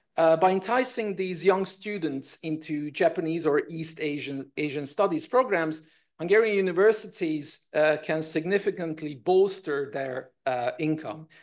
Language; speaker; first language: English; non-native, fluent; Hungarian